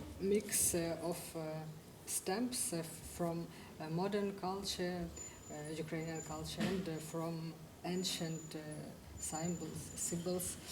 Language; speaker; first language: English; non-native, fluent; Ukrainian